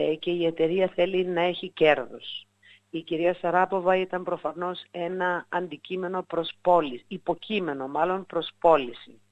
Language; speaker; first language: Greek; native; Greek